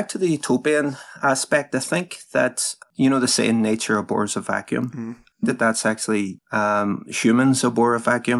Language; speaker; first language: English; native; English